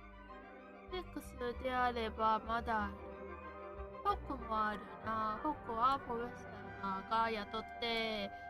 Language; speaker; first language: Japanese; non-native, learner; Chinese